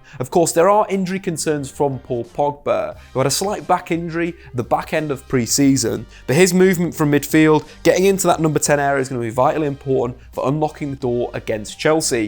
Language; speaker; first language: English; native; English